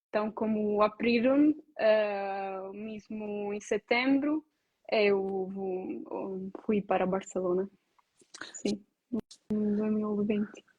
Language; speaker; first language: Portuguese; non-native, learner; Italian